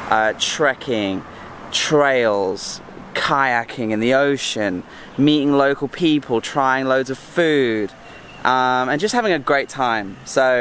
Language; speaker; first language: English; native; English